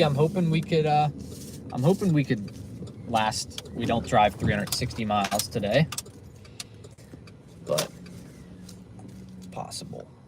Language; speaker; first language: English; native; English